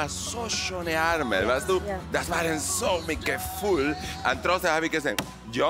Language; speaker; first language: German; non-native, fluent; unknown